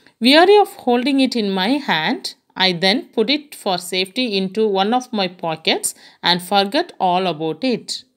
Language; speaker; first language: English; non-native, local second language; Tamil